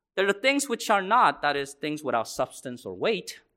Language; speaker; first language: English; native; English